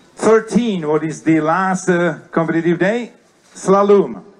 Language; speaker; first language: English; non-native, fluent; Slovak